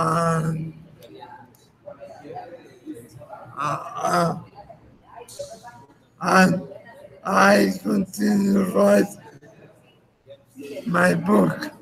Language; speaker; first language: English; non-native, learner; Spanish